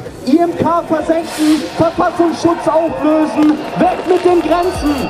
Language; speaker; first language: German; native; German